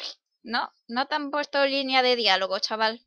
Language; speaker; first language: Spanish; native; Spanish